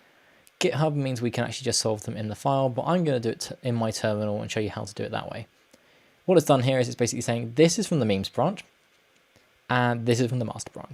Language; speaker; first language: English; native; English